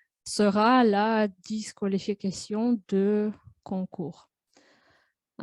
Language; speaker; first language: French; non-native, learner; Russian